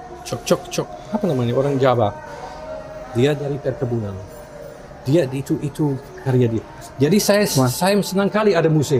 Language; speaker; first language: Indonesian; non-native, fluent; Dutch